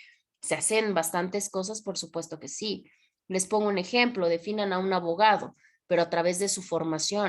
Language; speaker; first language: Spanish; native; Spanish